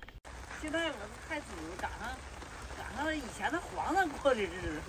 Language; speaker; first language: Chinese; native; Chinese